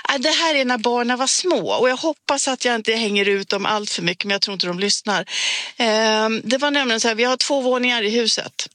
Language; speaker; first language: Swedish; native; Swedish